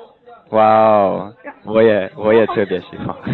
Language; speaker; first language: Chinese; non-native, learner; English